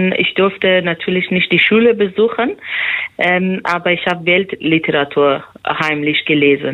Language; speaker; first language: German; non-native, fluent; Persian